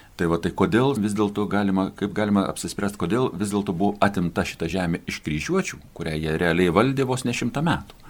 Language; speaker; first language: Lithuanian; native; Lithuanian